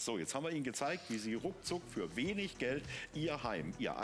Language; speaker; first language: German; native; German